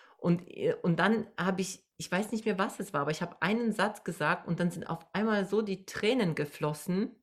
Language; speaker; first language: German; non-native, fluent; Polish